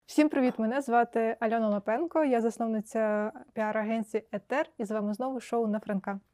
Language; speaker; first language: Ukrainian; native; Ukrainian